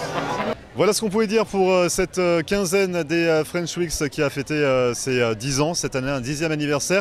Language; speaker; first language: French; native; French